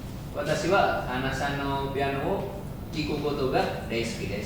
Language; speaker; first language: Japanese; non-native, learner; Indonesian